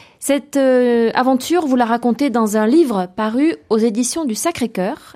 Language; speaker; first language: French; native; French